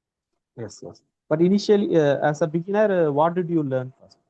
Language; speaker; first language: English; non-native, learner; Tamil